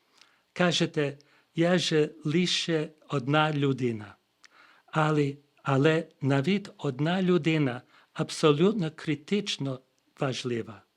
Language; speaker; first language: Ukrainian; non-native, fluent; English